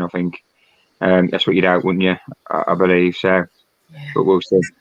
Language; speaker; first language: English; native; English